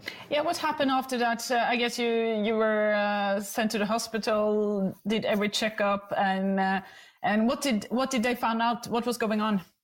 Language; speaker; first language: English; non-native, fluent; Norwegian